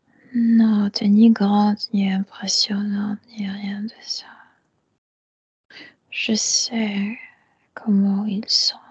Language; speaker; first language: French; non-native, fluent; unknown